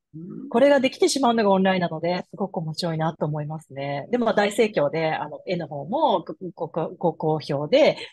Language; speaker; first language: Japanese; native; Japanese